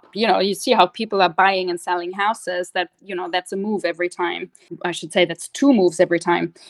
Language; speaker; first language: English; non-native, fluent; German